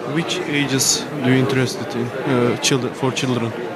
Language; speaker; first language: English; non-native, learner; Turkish